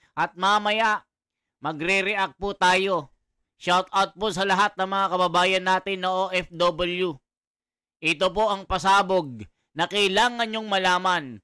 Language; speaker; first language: Filipino; native; Filipino